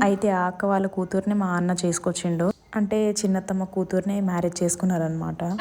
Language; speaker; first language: Telugu; non-native, local second language; Lambadi